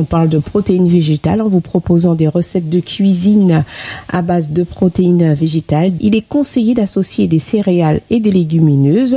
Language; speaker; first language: French; native; French